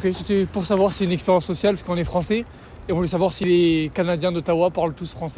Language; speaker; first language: French; native; French